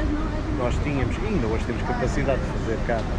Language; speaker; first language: Portuguese; native; Portuguese